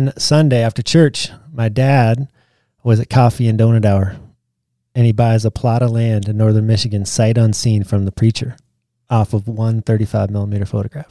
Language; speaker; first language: English; native; English